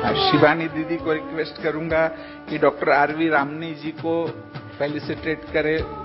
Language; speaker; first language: Hindi; native; Hindi